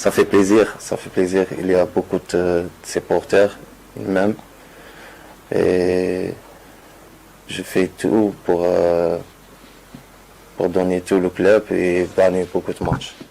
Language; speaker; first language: French; non-native, learner; Arabic